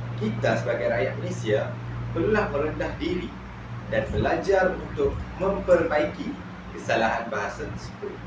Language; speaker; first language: Malay; native; Malay